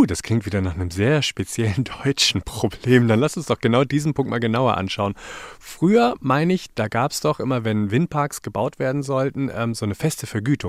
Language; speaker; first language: German; native; German